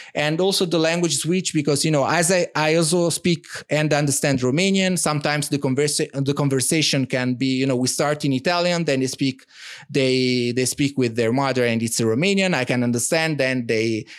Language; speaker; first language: English; non-native, fluent; Italian